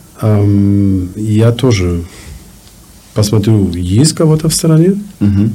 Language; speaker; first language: Russian; non-native, learner; German